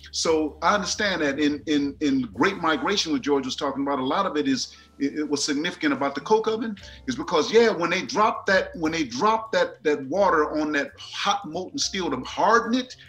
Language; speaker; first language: English; native; English